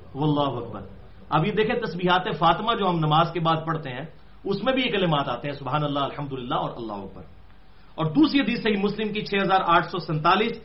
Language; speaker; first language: Urdu; native; Urdu